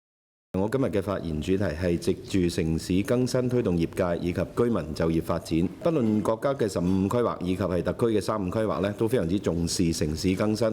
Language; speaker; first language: Cantonese; native; Cantonese